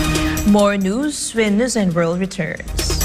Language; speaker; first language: English; non-native, local second language; Filipino